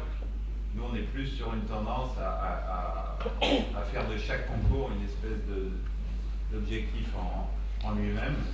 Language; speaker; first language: French; native; French